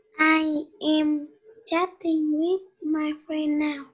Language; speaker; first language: English; non-native, learner; Vietnamese